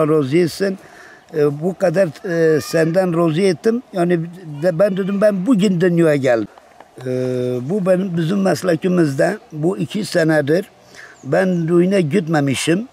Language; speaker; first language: Turkish; non-native, local second language; Kurdish